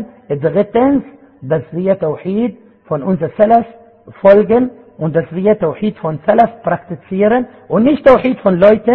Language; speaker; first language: German; non-native, fluent; Arabic